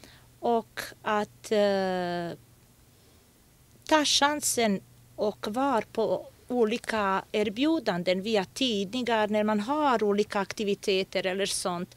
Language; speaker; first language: Swedish; non-native, fluent; Bosnian